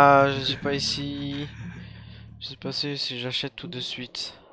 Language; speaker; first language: French; native; French